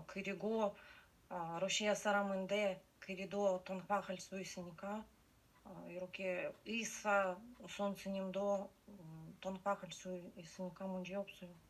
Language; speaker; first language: Korean; non-native, learner; Russian